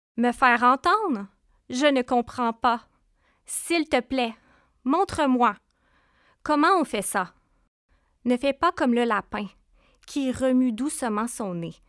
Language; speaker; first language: French; native; French